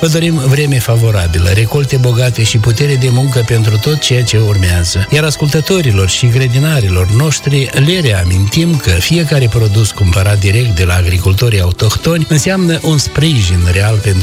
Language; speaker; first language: Romanian; native; Romanian